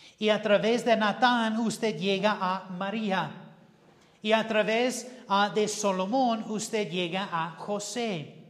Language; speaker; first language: Spanish; non-native, fluent; English